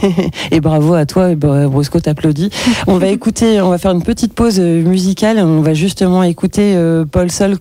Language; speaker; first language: French; native; French